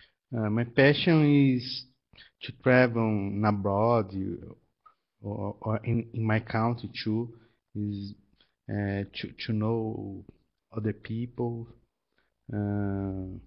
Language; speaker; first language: English; non-native, learner; Portuguese